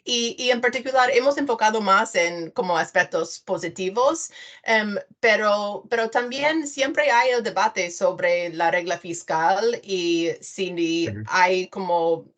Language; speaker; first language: Spanish; non-native, fluent; English